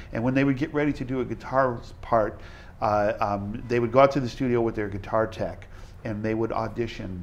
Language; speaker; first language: English; native; English